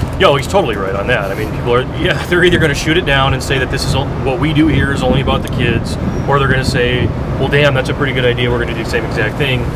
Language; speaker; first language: English; native; English